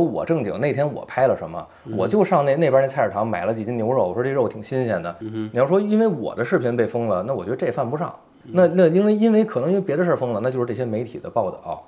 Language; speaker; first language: Chinese; native; Chinese